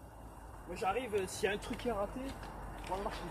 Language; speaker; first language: French; native; French